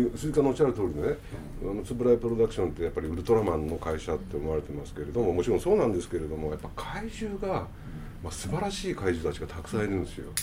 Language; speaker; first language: Japanese; native; Japanese